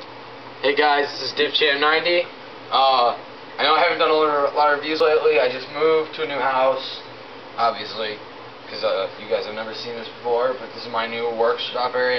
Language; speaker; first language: English; native; English